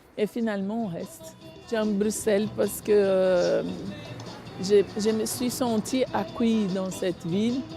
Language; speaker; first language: French; non-native, fluent; Portuguese